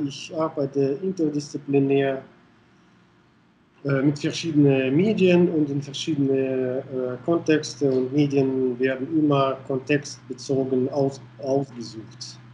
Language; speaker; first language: German; non-native, fluent; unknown